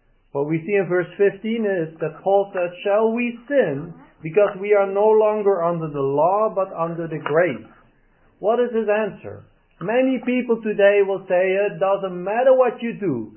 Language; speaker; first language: English; non-native, fluent; Dutch